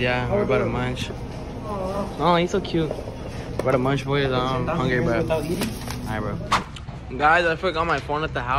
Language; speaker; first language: English; early bilingual, other home language; Spanish